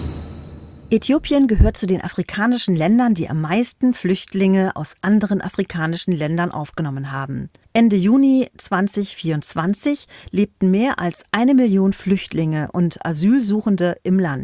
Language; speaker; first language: German; native; German